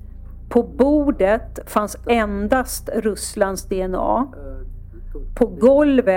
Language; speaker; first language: Swedish; native; Swedish